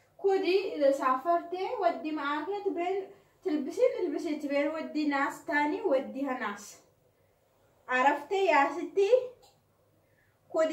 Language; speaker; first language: Arabic; non-native, learner; Oromo